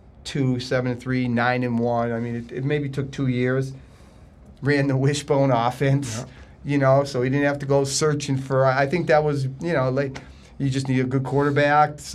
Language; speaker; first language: English; native; English